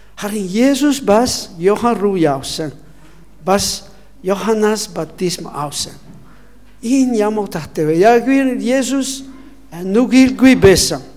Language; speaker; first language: Mongolian; non-native, learner; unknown